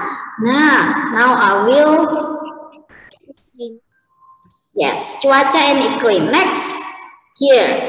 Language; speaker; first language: English; non-native, learner; Indonesian